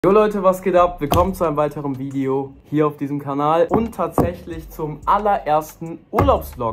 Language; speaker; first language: German; native; German